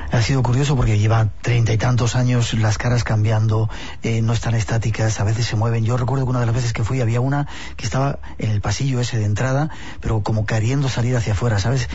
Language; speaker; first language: Spanish; native; Spanish